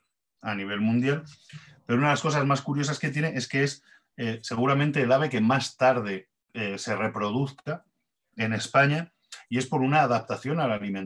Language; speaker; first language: Spanish; native; Spanish